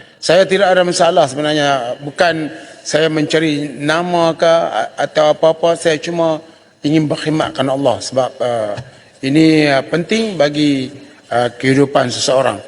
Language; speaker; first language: Malay; native; Malay